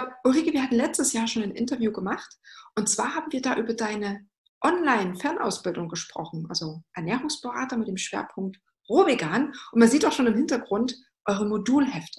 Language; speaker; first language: German; native; German